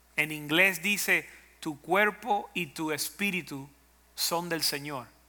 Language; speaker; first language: Spanish; native; Spanish